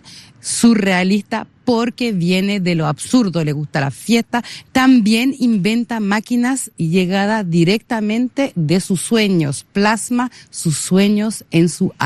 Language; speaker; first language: Spanish; native; Spanish